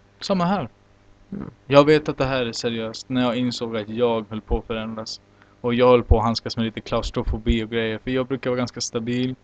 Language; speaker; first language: Swedish; native; Swedish